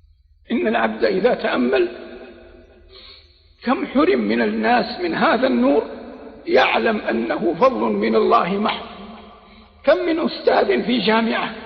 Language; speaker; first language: Arabic; native; Arabic